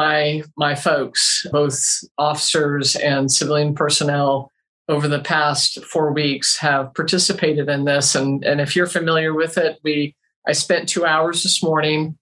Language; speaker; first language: English; native; English